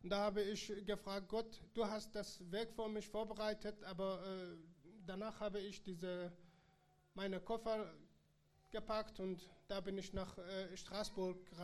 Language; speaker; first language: German; non-native, learner; Persian